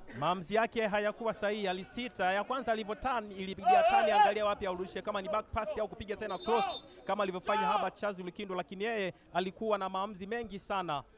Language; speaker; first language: Swahili; native; Swahili